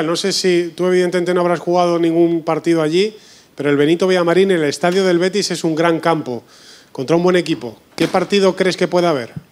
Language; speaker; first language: Spanish; native; Spanish